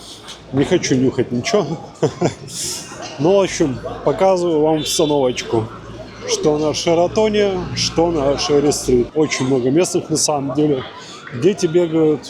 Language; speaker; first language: Russian; native; Russian